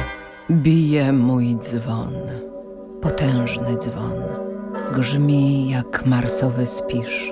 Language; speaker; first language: Polish; native; Polish